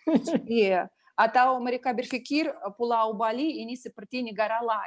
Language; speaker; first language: Indonesian; non-native, learner; Russian